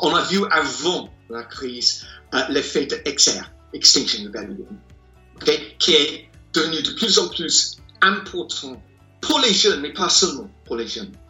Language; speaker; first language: French; non-native, fluent; English